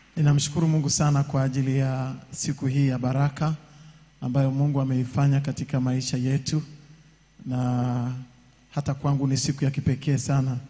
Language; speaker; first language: Swahili; native; Swahili